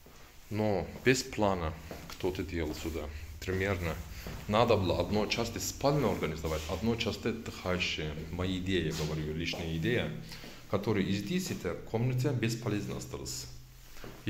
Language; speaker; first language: Russian; non-native, learner; Turkish